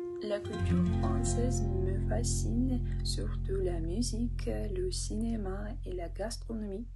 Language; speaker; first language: French; non-native, fluent; Ukrainian